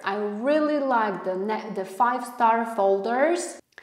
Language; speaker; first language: English; non-native, fluent; Polish